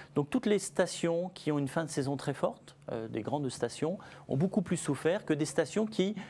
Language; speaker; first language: French; native; French